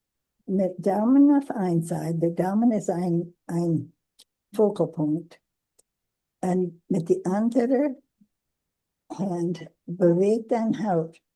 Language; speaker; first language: German; non-native, learner; English